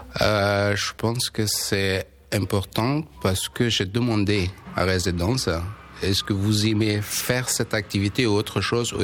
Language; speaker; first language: French; non-native, learner; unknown